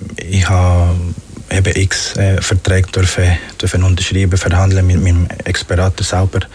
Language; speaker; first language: German; non-native, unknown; Spanish